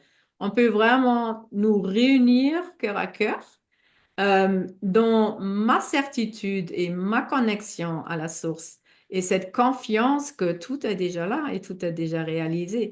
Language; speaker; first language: French; non-native, fluent; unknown